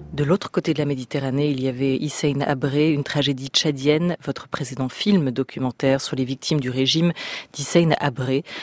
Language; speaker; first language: French; native; French